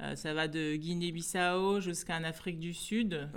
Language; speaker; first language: French; non-native, fluent; Portuguese